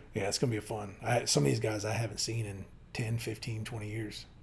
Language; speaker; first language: English; native; English